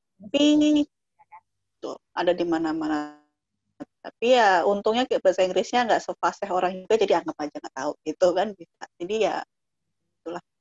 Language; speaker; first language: Indonesian; native; Indonesian